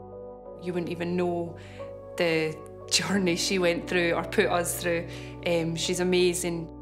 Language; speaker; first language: English; native; English